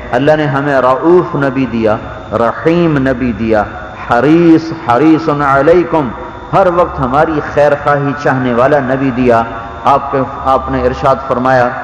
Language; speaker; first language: Urdu; native; Urdu